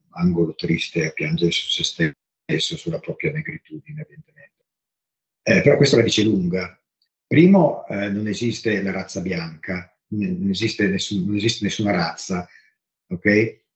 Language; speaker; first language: Italian; native; Italian